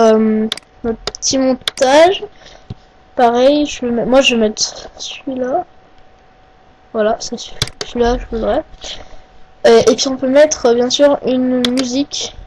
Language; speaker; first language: French; native; French